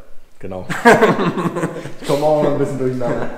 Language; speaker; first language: German; native; German